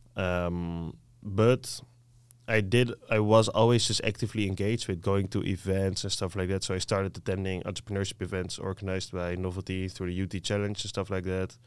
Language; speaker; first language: English; non-native, fluent; Dutch